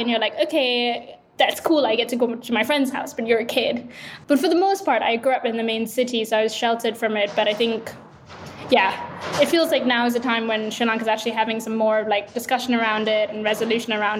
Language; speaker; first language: English; non-native, local second language; Sinhala